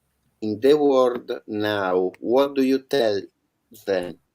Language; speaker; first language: English; non-native, learner; Italian